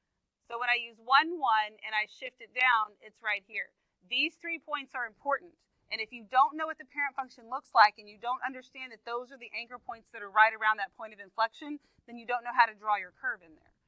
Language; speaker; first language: English; native; English